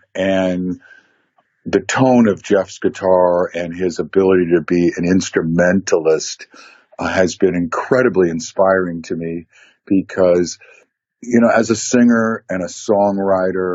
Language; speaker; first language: English; native; English